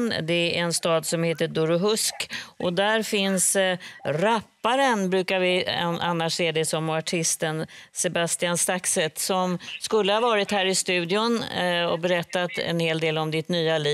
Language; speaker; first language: Swedish; native; Swedish